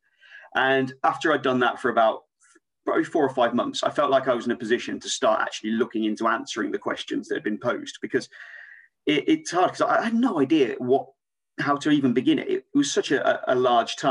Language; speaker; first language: English; native; English